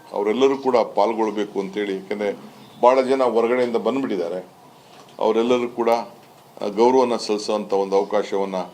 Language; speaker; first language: Kannada; native; Kannada